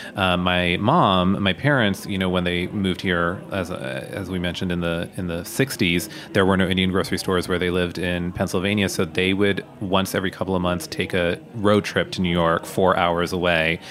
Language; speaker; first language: English; native; English